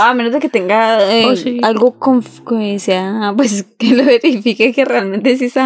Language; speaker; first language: Spanish; native; Spanish